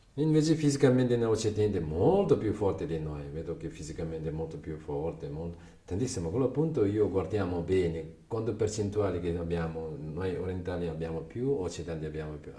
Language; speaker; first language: Italian; non-native, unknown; Tibetan